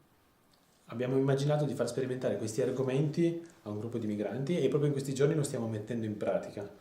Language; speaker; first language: Italian; native; Italian